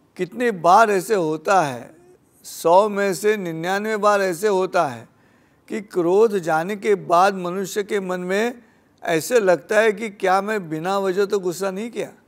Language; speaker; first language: Hindi; non-native, local second language; Marathi